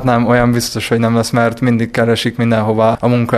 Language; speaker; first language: Hungarian; native; Hungarian